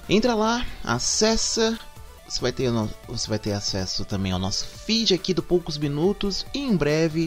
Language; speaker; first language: Portuguese; native; Portuguese